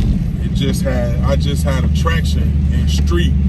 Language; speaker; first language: English; native; English